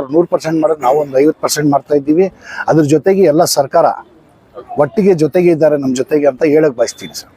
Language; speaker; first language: Kannada; non-native, local second language; Urdu